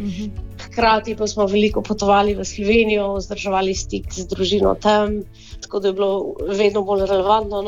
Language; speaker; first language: Slovenian; early bilingual, heritage; Slovenian